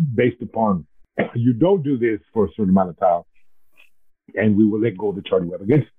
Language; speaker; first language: English; native; English